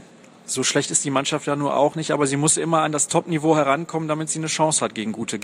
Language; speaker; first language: German; native; German